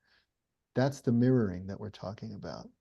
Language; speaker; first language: English; native; English